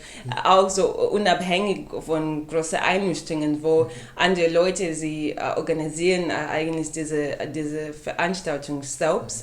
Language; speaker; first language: German; non-native, fluent; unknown